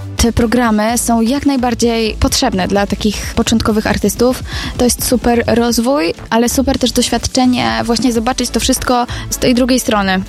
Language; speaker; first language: Polish; native; Polish